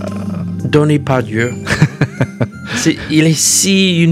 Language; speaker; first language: French; non-native, fluent; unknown